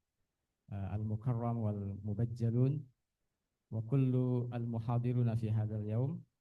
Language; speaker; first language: Arabic; non-native, learner; Indonesian